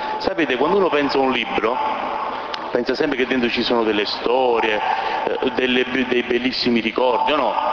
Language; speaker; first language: Italian; native; Italian